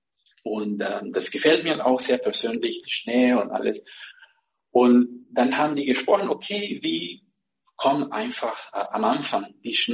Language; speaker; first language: German; non-native, fluent; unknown